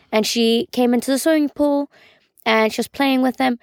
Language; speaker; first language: English; non-native, fluent; Icelandic